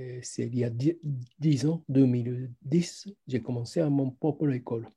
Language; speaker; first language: French; non-native, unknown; Japanese